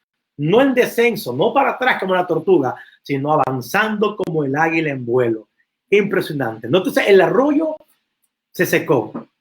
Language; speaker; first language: Spanish; native; Spanish